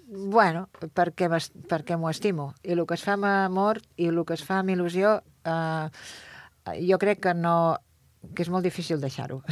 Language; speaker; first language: Catalan; native; Catalan